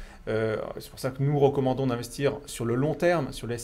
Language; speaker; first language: French; native; French